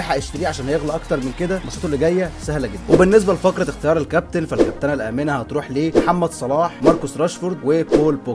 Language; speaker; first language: Arabic; native; Arabic